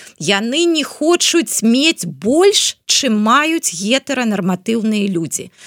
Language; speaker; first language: Belarusian; non-native, local second language; Russian